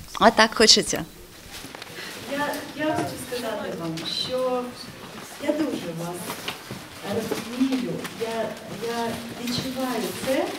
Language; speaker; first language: Ukrainian; non-native, local second language; Russian